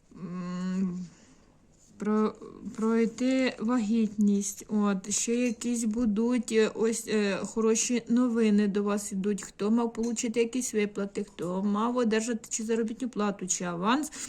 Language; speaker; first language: Ukrainian; non-native, local second language; Russian